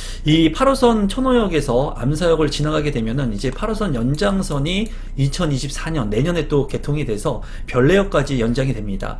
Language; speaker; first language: Korean; native; Korean